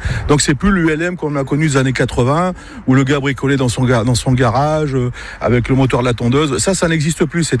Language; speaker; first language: French; native; French